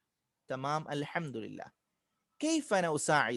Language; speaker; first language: Arabic; non-native, fluent; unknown